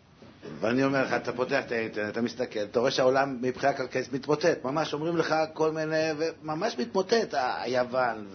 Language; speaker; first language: Hebrew; native; Hebrew